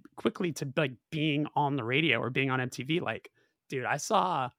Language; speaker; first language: English; native; English